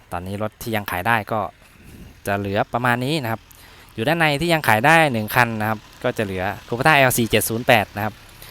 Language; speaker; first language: Thai; native; Thai